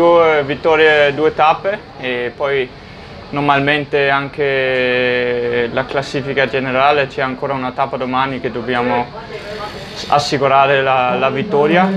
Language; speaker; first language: Italian; non-native, fluent; Danish